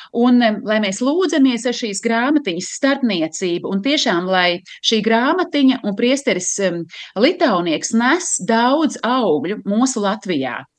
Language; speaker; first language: Latvian; native; Latvian